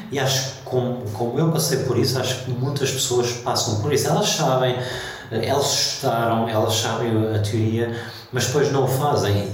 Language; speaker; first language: Portuguese; early bilingual, heritage; Portuguese